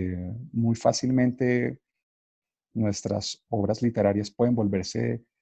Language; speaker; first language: Spanish; native; Spanish